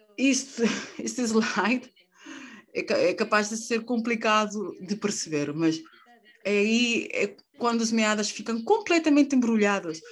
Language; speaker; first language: Portuguese; non-native, fluent; Spanish